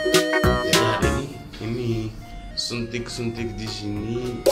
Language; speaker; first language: Indonesian; non-native, learner; Japanese